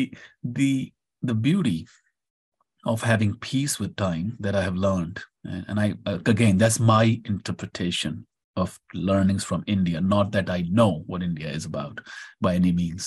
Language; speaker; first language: English; non-native, local second language; Punjabi